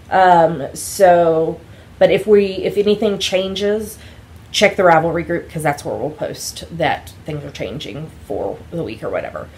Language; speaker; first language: English; native; English